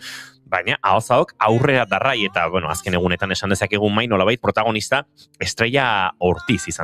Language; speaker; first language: Basque; native; Basque